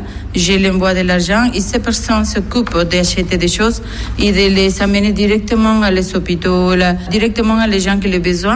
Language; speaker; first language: French; non-native, learner; Spanish